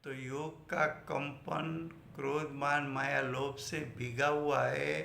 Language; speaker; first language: Hindi; non-native, local second language; Gujarati